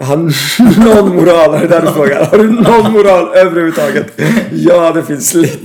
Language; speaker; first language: Swedish; non-native, fluent; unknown